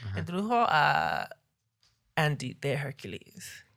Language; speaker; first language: Spanish; early bilingual, heritage; Spanish